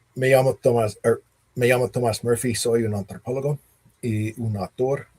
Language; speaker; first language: Spanish; non-native, learner; English